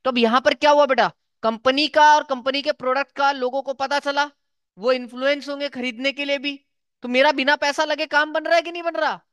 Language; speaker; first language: Hindi; native; Hindi